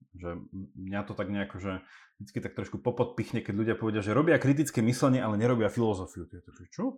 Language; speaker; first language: Slovak; early bilingual, heritage; English